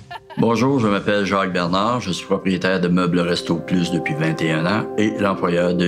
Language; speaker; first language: French; native; French